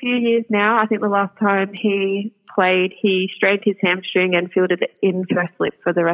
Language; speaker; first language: English; native; English